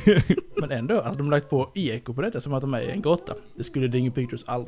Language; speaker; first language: Swedish; native; Swedish